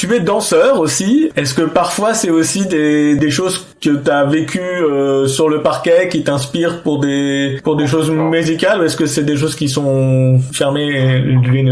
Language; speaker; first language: French; native; French